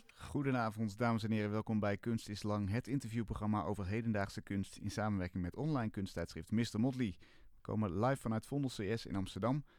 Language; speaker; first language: Dutch; native; Dutch